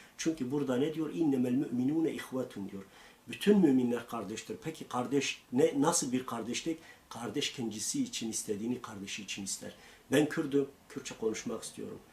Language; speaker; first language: Turkish; non-native, local second language; Kurdish